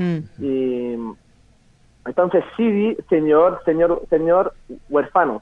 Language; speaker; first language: Spanish; non-native, fluent; French